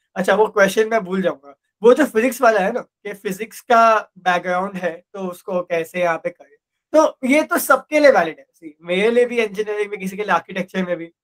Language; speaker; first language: Hindi; non-native, local second language; Gujarati